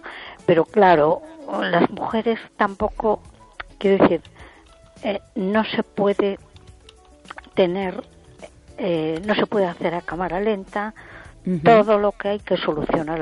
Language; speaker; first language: Spanish; native; Spanish